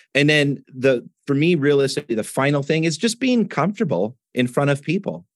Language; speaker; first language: English; native; English